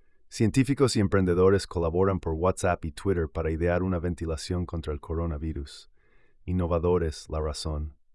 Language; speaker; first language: Spanish; native; Spanish